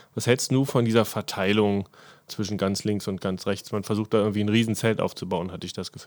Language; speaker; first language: German; native; German